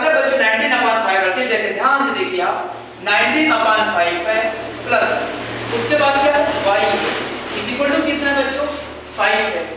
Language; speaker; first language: Hindi; native; Hindi